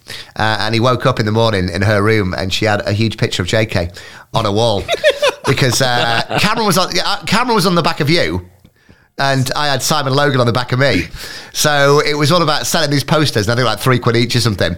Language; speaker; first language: English; native; English